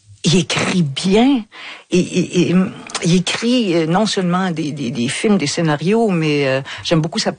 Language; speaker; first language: French; native; French